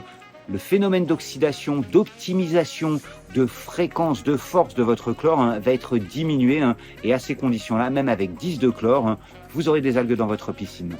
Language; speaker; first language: French; native; French